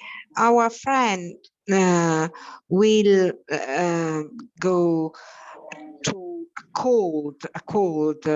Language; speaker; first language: English; non-native, learner; Italian